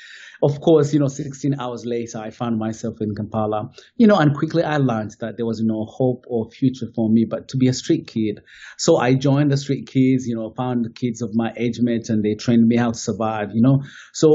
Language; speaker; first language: English; non-native, local second language; Kinyarwanda